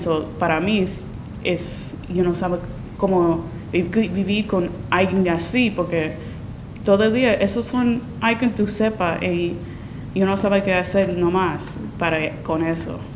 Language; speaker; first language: Spanish; early bilingual, heritage; Spanish